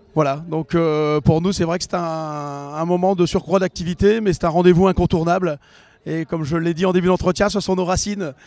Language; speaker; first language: French; native; French